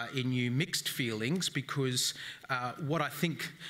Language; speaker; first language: English; native; English